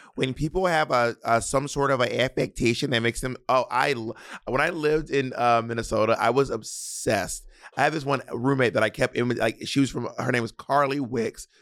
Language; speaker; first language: English; native; English